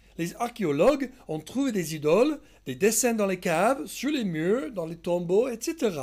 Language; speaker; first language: French; non-native, fluent; English